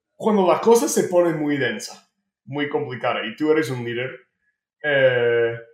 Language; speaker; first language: Spanish; non-native, fluent; English